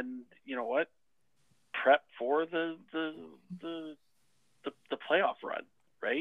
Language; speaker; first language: English; native; English